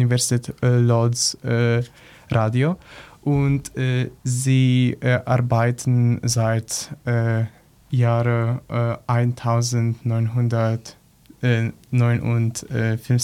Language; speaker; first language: German; non-native, learner; Polish